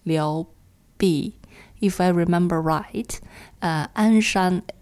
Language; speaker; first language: English; non-native, fluent; Chinese